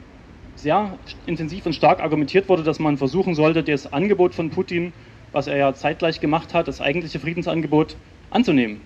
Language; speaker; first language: German; native; German